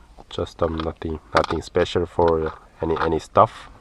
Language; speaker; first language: English; non-native, learner; Korean